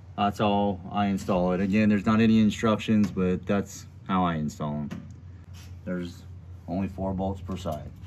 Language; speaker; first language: English; native; English